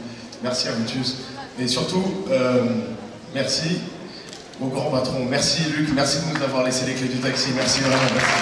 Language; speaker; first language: French; native; French